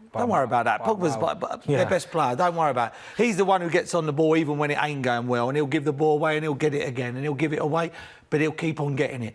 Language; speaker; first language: English; native; English